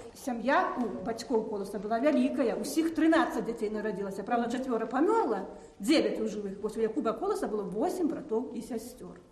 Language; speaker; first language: Belarusian; native; Belarusian